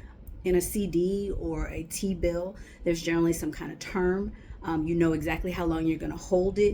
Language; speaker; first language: English; native; English